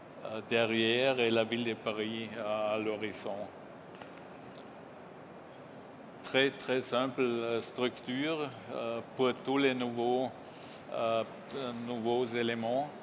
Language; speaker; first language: French; non-native, learner; German